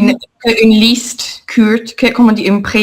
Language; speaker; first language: French; non-native, fluent; English